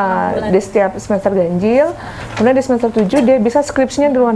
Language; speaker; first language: Indonesian; native; Indonesian